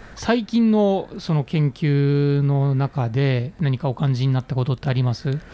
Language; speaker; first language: Japanese; native; Japanese